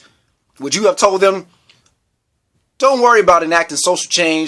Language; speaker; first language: English; native; English